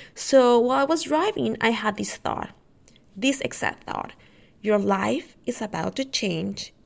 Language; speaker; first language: English; non-native, fluent; Spanish